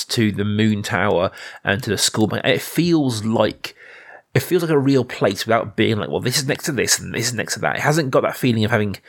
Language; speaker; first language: English; native; English